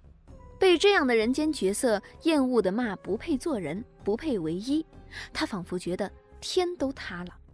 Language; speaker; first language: Chinese; native; Chinese